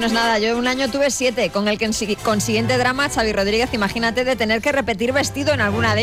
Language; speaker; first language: Spanish; native; Spanish